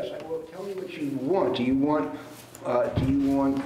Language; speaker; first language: English; native; English